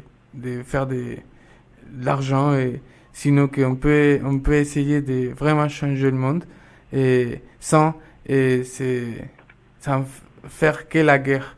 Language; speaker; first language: French; non-native, fluent; Spanish